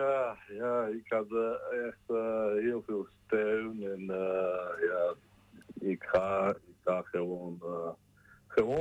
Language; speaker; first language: Dutch; non-native, learner; Georgian